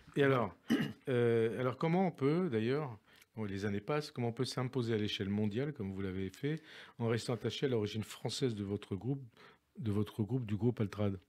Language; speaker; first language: French; native; French